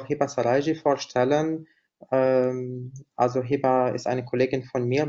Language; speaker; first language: German; non-native, fluent; Arabic